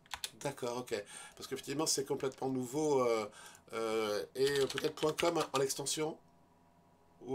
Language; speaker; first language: French; native; French